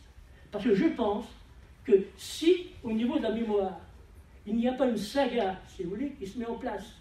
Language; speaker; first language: French; native; French